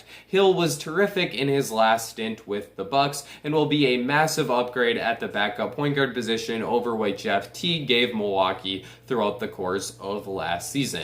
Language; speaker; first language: English; native; English